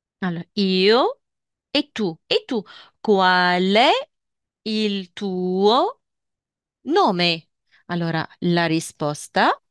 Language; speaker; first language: Italian; non-native, fluent; Arabic